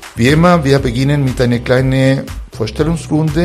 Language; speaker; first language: German; non-native, fluent; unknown